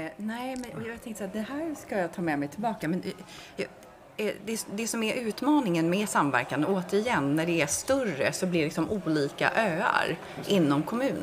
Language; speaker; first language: Swedish; native; Swedish